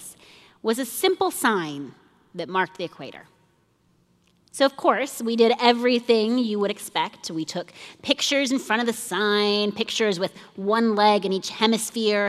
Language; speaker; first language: English; native; English